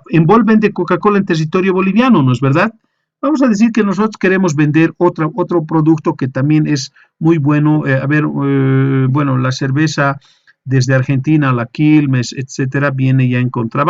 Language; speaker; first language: Spanish; native; Spanish